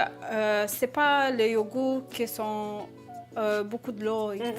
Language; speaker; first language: French; non-native, learner; Turkish